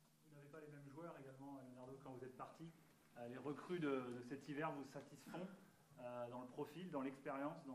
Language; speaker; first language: French; native; French